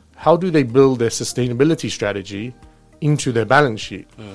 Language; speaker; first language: English; native; English